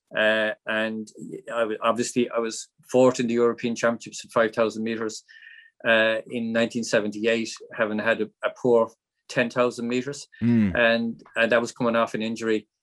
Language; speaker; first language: English; native; English